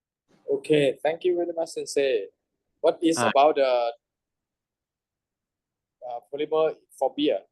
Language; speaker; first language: English; non-native, learner; Thai